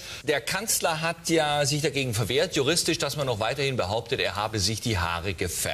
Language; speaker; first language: German; native; German